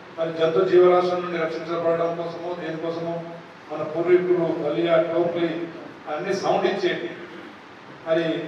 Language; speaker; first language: Telugu; non-native, local second language; Lambadi